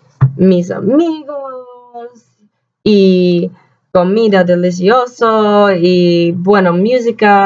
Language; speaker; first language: Spanish; non-native, learner; English